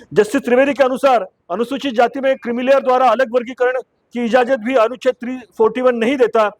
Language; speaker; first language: Hindi; non-native, local second language; Marathi